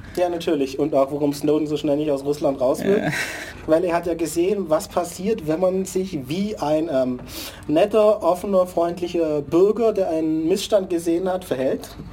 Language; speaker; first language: German; native; German